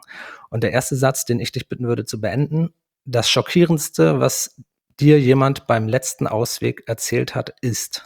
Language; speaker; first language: German; native; German